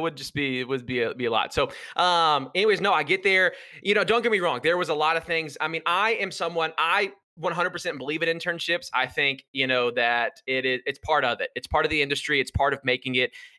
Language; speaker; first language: English; native; English